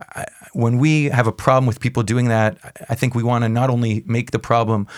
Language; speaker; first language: English; native; English